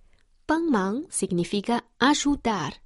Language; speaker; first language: Portuguese; non-native, fluent; Chinese